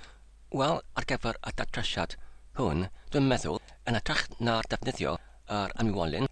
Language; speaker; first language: Welsh; non-native, learner; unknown